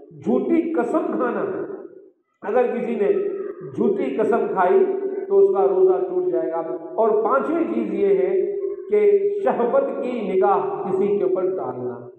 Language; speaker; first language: Urdu; non-native, local second language; Sindhi